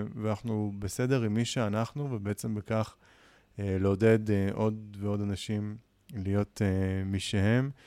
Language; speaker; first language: Hebrew; native; Hebrew